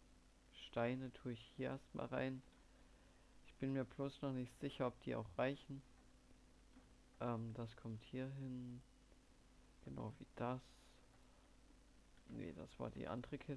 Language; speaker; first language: German; native; German